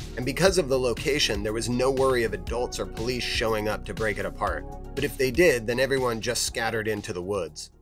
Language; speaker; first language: English; native; English